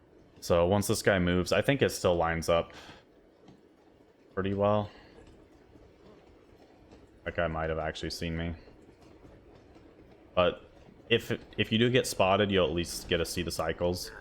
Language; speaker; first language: English; native; English